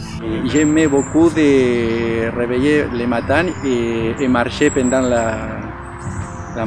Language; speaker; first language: French; non-native, learner; Spanish